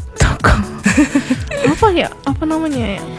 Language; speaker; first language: Indonesian; non-native, learner; Japanese